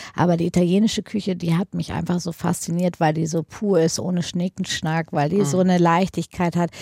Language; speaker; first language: German; native; German